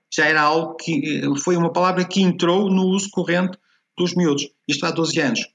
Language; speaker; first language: Portuguese; native; Portuguese